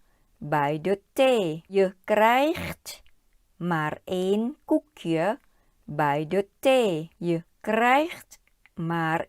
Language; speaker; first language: Dutch; non-native, learner; Thai